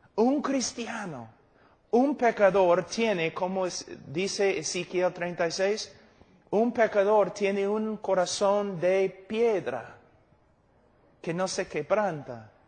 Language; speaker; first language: Spanish; non-native, fluent; English